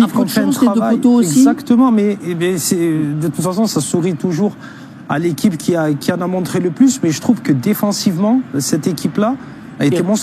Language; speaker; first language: French; native; French